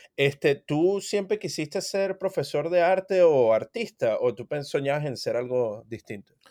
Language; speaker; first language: Spanish; native; Spanish